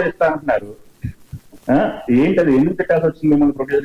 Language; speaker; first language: Telugu; native; Telugu